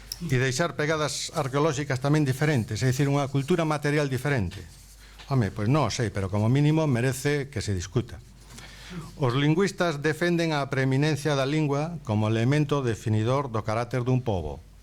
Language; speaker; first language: Galician; native; Galician